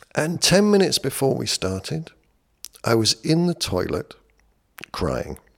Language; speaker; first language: English; native; English